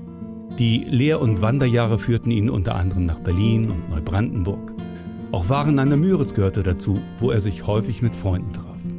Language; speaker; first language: German; native; German